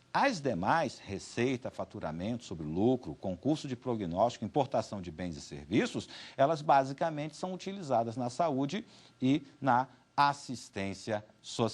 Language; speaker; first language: Portuguese; native; Portuguese